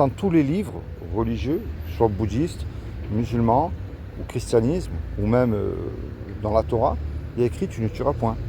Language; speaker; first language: French; native; French